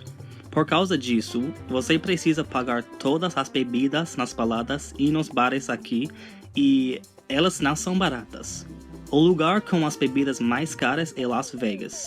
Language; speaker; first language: Portuguese; non-native, fluent; English